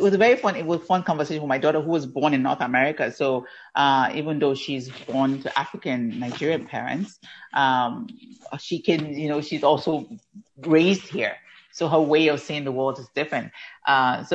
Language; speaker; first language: English; non-native, local second language; Yoruba